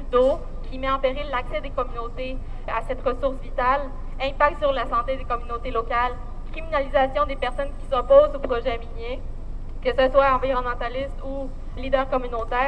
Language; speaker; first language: French; native; French